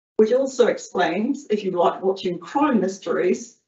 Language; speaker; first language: English; native; English